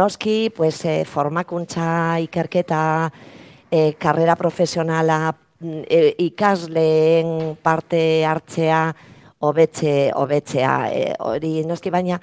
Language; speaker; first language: Basque; non-native, local second language; Spanish